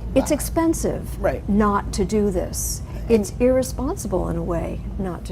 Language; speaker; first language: English; native; English